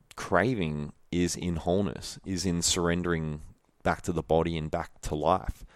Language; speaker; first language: English; native; English